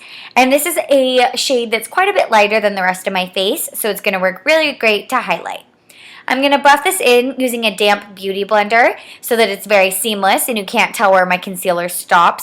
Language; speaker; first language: English; native; English